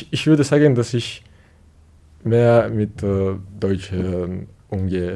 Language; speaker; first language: German; non-native, learner; Ukrainian